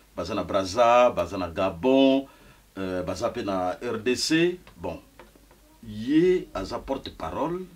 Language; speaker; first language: Lingala; non-native, local second language; Kongo